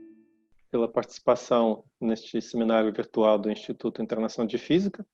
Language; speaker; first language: Portuguese; non-native, fluent; Russian